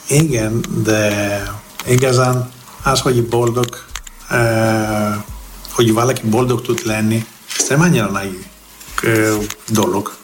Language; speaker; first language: Hungarian; non-native, fluent; Greek